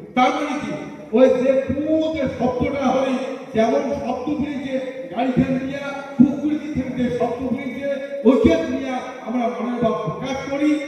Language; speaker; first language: Bangla; non-native, local second language; Rangpuri